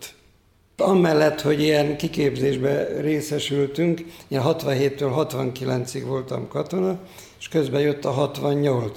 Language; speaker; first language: Hungarian; native; Hungarian